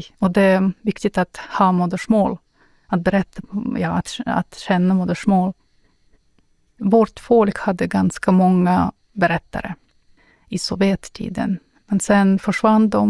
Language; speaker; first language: Swedish; non-native, fluent; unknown